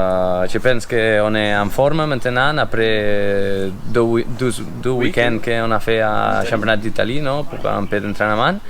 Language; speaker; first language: French; non-native, fluent; Spanish